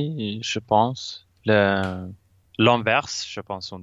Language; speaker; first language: French; non-native, learner; Swedish